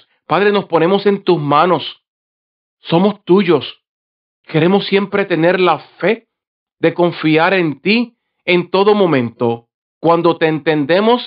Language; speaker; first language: Spanish; native; Spanish